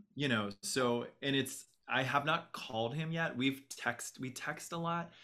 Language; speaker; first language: English; native; English